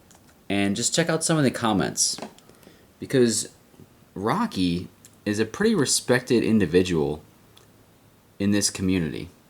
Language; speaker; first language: English; native; English